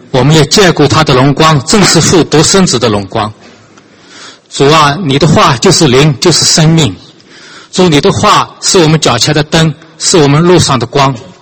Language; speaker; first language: Chinese; native; Chinese